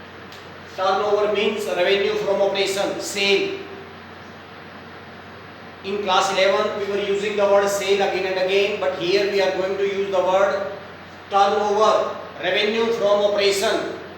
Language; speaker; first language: English; non-native, local second language; Hindi